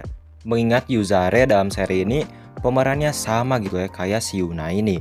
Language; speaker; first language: Indonesian; native; Indonesian